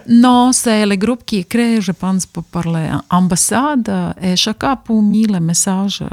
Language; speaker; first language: French; non-native, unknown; Latvian